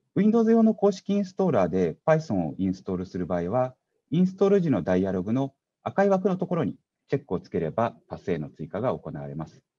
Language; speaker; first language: Japanese; native; Japanese